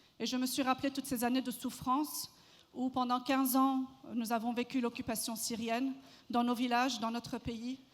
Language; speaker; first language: French; non-native, local second language; Arabic